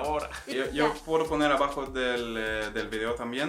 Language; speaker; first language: Spanish; non-native, fluent; Swedish